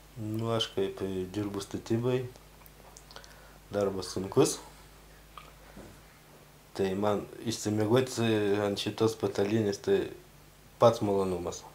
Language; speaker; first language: Lithuanian; non-native, local second language; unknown